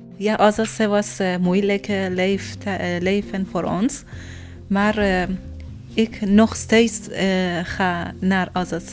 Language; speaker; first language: Dutch; non-native, learner; Persian